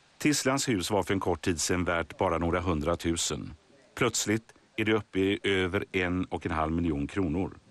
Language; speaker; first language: Swedish; native; Swedish